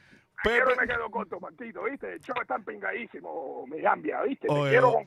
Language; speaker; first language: Spanish; native; Spanish